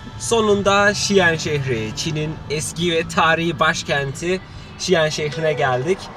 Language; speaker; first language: Turkish; native; Turkish